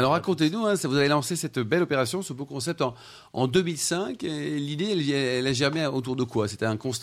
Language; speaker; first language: French; native; French